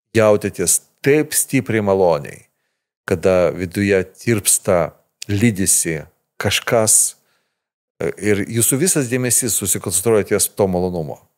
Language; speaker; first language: Lithuanian; early bilingual, other home language; Ukrainian